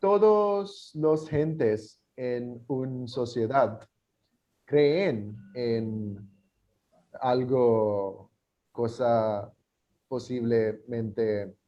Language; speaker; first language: Spanish; non-native, learner; English